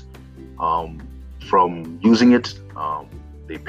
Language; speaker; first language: English; non-native, local second language; Shona